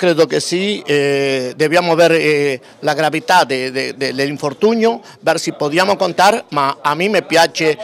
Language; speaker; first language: Italian; non-native, learner; Spanish